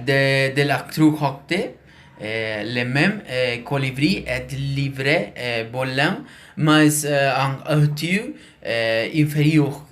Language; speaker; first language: French; non-native, learner; Spanish